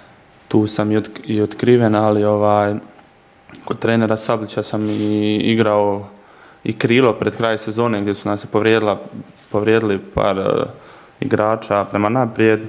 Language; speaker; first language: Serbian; early bilingual, heritage; Croatian